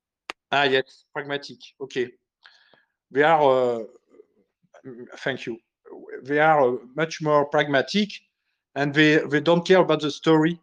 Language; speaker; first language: English; non-native, learner; French